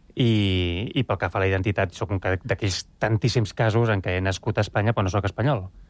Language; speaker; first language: Catalan; native; Catalan